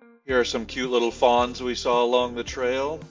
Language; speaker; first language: English; native; English